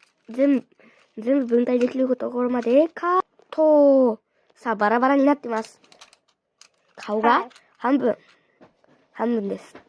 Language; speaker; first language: Japanese; native; Japanese